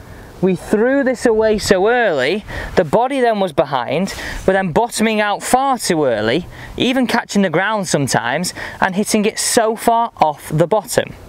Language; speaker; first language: English; native; English